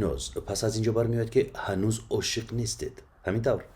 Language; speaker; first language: Persian; native; Persian